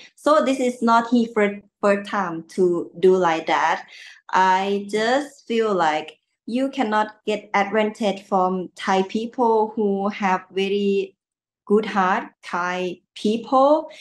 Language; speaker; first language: English; non-native, learner; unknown